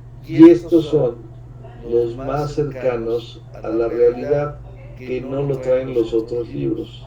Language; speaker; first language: Spanish; native; Spanish